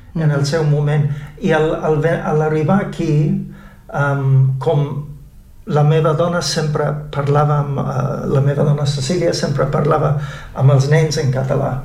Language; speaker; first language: Catalan; non-native, fluent; English